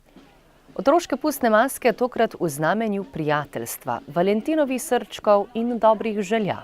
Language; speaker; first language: Slovenian; native; Slovenian